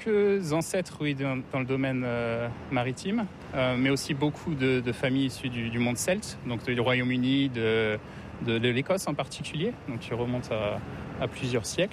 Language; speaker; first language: French; native; French